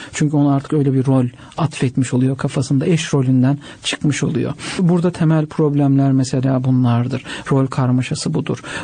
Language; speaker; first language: Turkish; native; Turkish